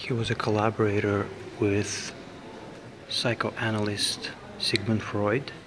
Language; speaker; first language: English; non-native, fluent; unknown